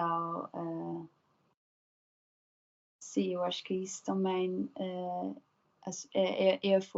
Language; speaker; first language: Portuguese; non-native, learner; Dutch